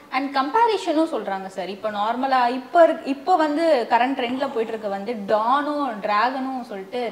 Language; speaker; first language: Tamil; native; Tamil